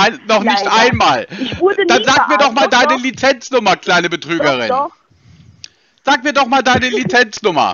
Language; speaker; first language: German; native; German